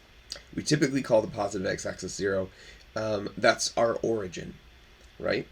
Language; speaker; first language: English; native; English